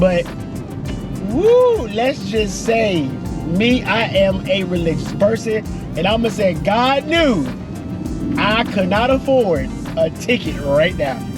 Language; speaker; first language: English; native; English